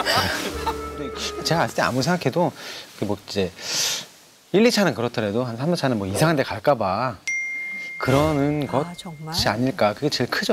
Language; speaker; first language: Korean; native; Korean